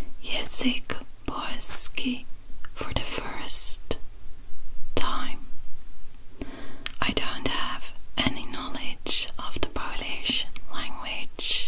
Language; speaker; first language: English; non-native, fluent; Dutch